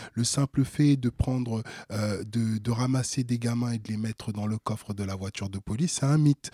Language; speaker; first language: French; early bilingual, other home language; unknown